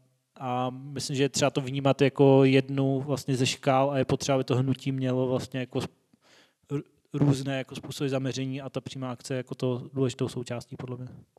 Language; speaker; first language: Czech; native; Czech